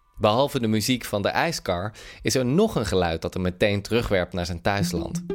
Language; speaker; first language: Dutch; native; Dutch